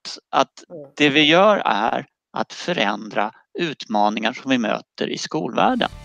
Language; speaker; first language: Swedish; native; Swedish